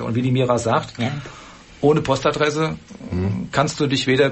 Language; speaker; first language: German; native; German